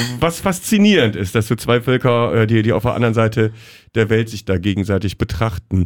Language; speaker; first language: German; native; German